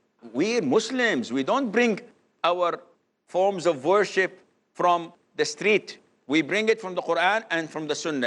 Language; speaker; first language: English; non-native, fluent; Arabic